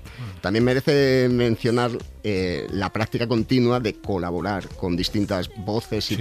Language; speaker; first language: Spanish; native; Spanish